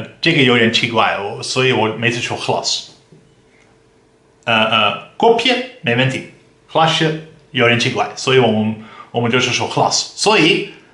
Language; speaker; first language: Chinese; non-native, fluent; Dutch